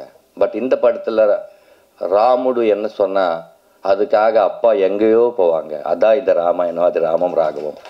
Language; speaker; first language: Tamil; non-native, learner; Telugu